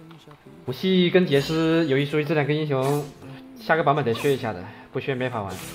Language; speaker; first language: Chinese; native; Chinese